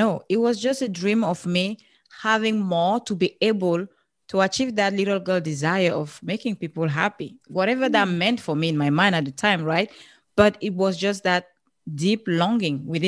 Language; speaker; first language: English; non-native, local second language; French